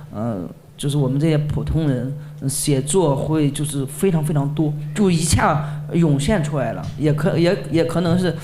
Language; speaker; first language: Chinese; native; Chinese